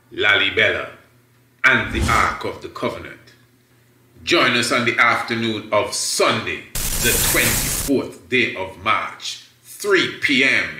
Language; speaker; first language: English; native; English